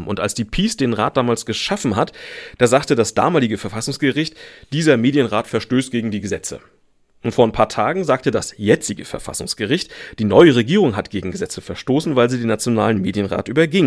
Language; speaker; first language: German; native; German